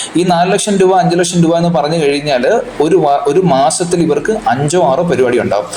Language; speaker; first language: Malayalam; native; Malayalam